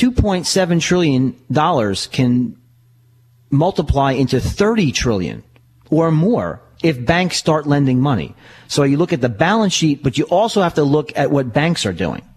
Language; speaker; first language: English; native; English